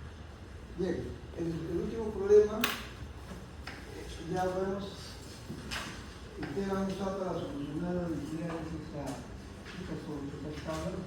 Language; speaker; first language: Spanish; native; Spanish